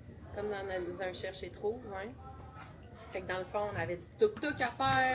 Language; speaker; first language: French; native; French